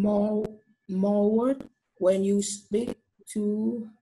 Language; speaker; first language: English; non-native, learner; Vietnamese